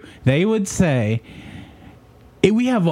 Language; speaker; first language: English; native; English